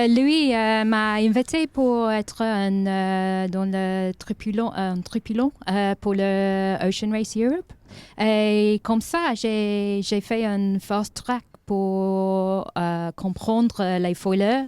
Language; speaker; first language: French; non-native, learner; English